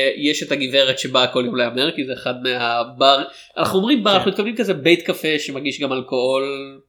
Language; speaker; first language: Hebrew; native; Hebrew